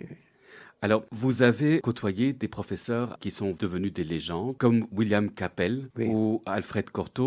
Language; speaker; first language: French; native; French